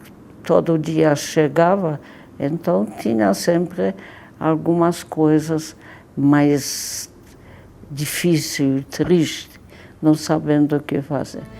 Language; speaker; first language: Portuguese; non-native, fluent; Polish